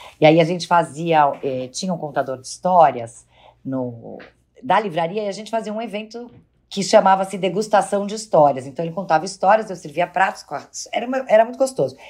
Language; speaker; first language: Portuguese; native; Portuguese